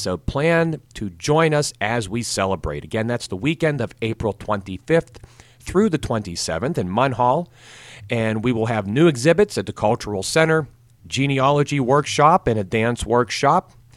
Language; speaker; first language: English; native; English